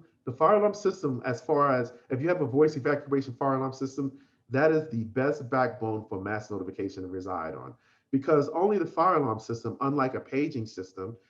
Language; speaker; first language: English; native; English